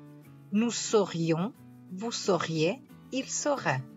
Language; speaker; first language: French; non-native, fluent; Italian